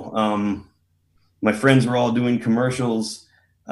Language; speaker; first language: English; native; English